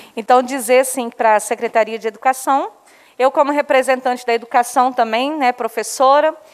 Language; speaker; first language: Portuguese; non-native, local second language; Low German